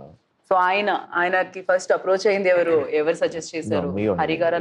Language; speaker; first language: Telugu; native; Telugu